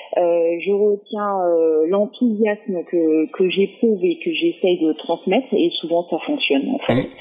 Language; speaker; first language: French; non-native, fluent; German